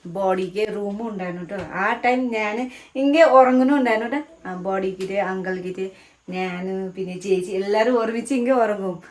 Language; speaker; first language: Malayalam; non-native, local second language; Nepali